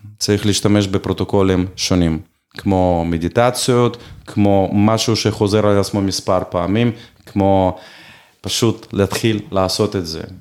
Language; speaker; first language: Hebrew; non-native, fluent; Russian